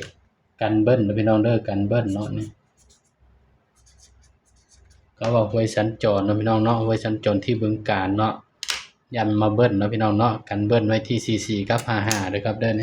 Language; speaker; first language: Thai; non-native, local second language; Lao